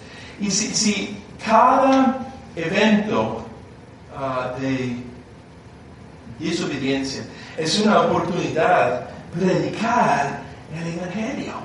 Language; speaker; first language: Spanish; non-native, learner; English